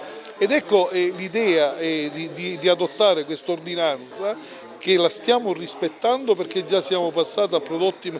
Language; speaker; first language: Italian; native; Italian